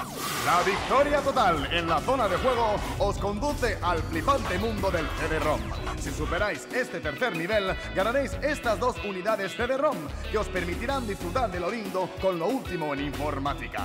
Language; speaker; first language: Spanish; native; Spanish